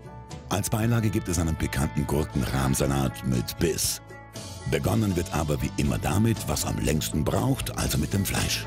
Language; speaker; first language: German; native; German